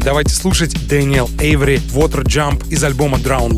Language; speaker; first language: Russian; native; Russian